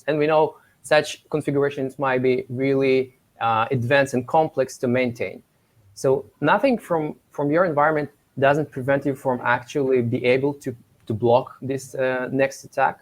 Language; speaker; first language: English; non-native, fluent; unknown